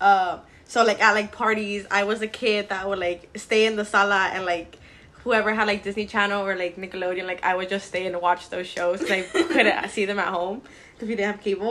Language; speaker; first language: English; early bilingual, other home language; Spanish